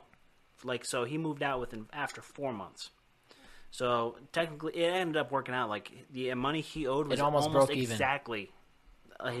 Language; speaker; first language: English; native; English